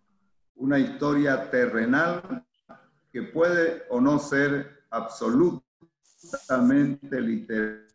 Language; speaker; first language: Spanish; native; Spanish